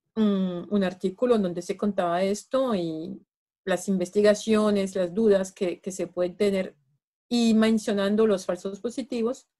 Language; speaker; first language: Spanish; non-native, fluent; French